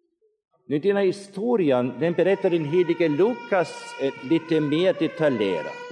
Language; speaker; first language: Swedish; non-native, fluent; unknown